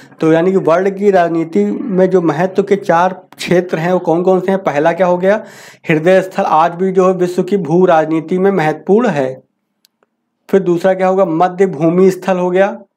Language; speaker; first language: Hindi; native; Hindi